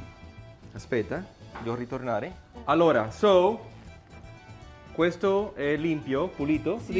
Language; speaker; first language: Italian; non-native, learner; English